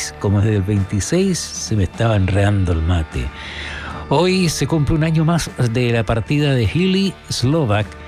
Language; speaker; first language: Spanish; native; Spanish